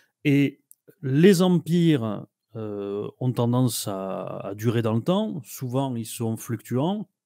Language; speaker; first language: French; native; French